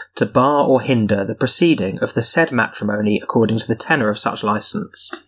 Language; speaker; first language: English; native; English